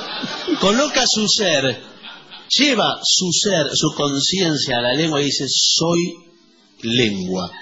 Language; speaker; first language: Spanish; native; Spanish